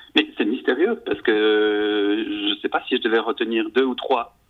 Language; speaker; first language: French; native; French